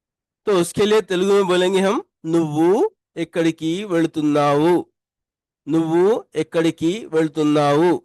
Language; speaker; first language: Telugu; non-native, local second language; Urdu